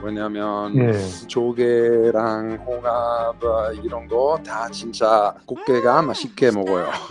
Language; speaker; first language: Korean; non-native, fluent; Italian